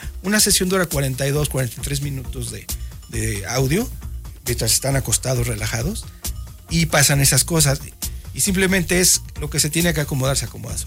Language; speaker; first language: Spanish; native; Spanish